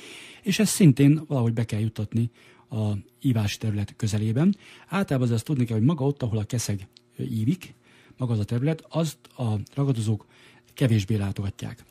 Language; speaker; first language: Hungarian; native; Hungarian